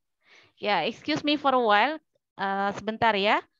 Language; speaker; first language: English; non-native, learner; Indonesian